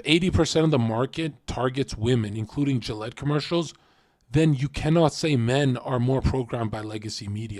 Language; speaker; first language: English; native; English